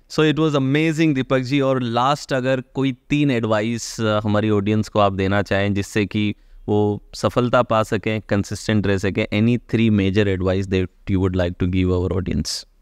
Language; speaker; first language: Hindi; native; Hindi